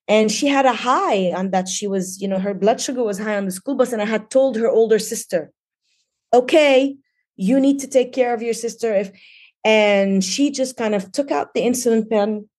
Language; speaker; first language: English; non-native, fluent; Arabic